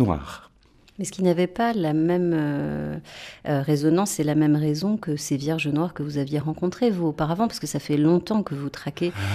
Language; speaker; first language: French; native; French